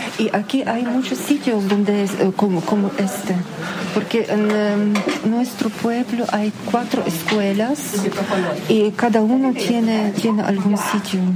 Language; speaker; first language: Spanish; non-native, learner; Ukrainian